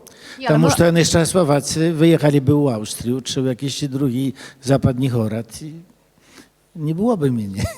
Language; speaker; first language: Polish; early bilingual, other home language; Belarusian